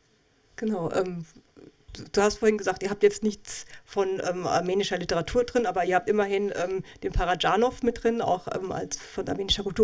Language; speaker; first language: German; native; German